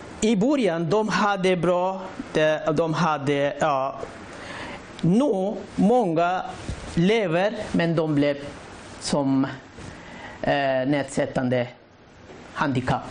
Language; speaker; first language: Swedish; non-native, learner; Rohingya